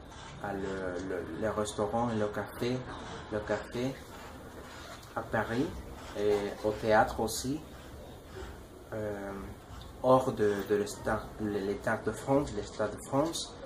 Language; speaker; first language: French; non-native, learner; Spanish